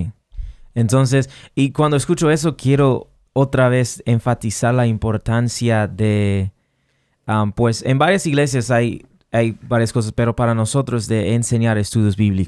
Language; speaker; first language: Spanish; non-native, fluent; English